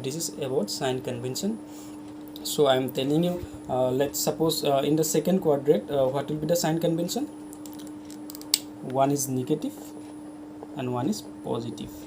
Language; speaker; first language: English; non-native, local second language; Hindi